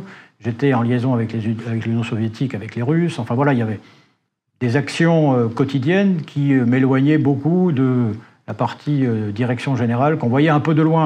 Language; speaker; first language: French; native; French